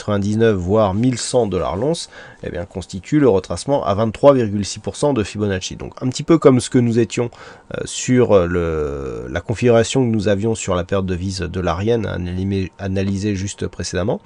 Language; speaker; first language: French; native; French